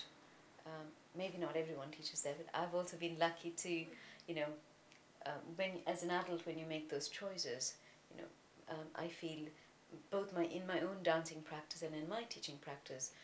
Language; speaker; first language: English; non-native, local second language; Tamil